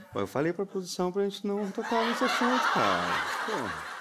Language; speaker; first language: Portuguese; native; Portuguese